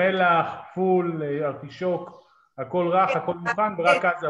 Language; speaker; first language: Hebrew; native; Hebrew